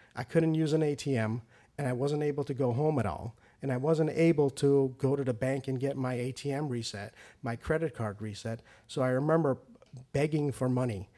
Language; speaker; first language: English; early bilingual, other home language; Persian